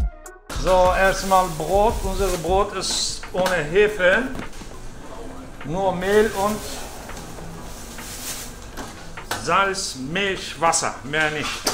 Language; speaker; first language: German; early bilingual, other home language; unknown